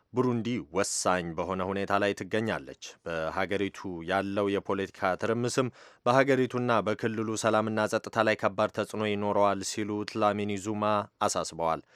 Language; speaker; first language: Amharic; native; Amharic